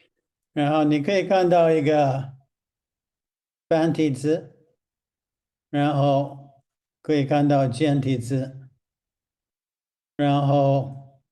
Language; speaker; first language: Chinese; non-native, fluent; English